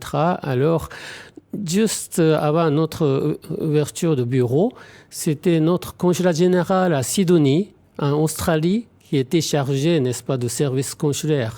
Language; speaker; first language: French; non-native, fluent; Japanese